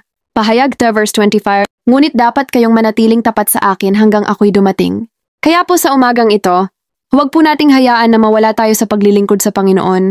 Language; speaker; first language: Filipino; native; Filipino